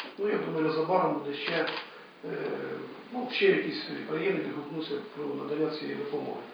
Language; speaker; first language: Ukrainian; non-native, local second language; Russian